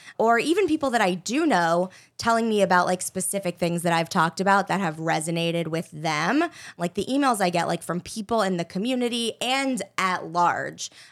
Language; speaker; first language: English; native; English